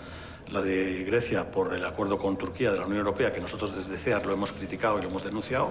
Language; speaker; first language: Spanish; native; Spanish